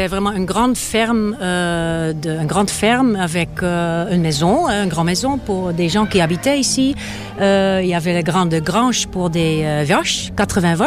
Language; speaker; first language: French; non-native, fluent; Dutch